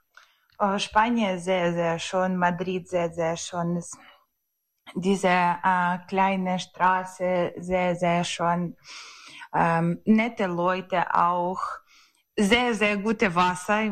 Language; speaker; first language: German; non-native, learner; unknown